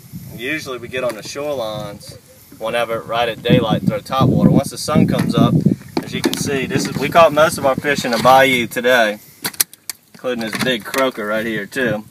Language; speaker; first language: English; native; English